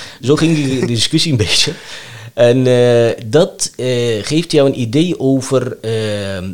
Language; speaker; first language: Dutch; non-native, fluent; Arabic